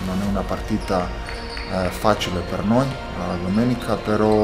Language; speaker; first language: Italian; non-native, fluent; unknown